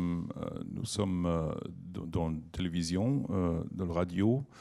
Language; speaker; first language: French; non-native, learner; German